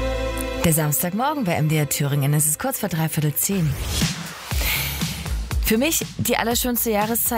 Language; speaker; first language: German; native; German